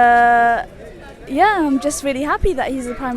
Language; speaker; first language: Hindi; early bilingual, heritage; Urdu